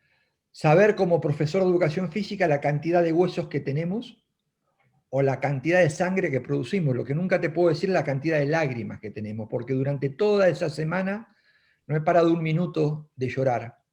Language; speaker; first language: Spanish; native; Spanish